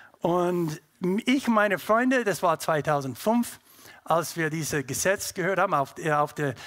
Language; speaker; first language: German; non-native, learner; English